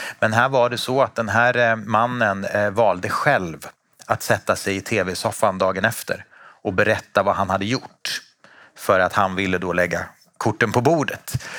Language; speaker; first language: Swedish; native; Swedish